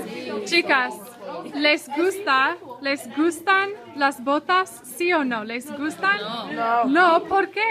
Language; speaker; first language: Spanish; non-native, fluent; English